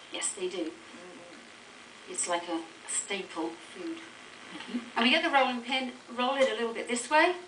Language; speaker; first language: English; native; English